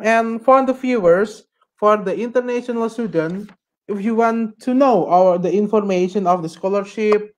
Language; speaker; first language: English; non-native, fluent; Indonesian